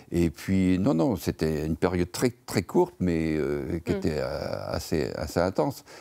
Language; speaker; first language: French; native; French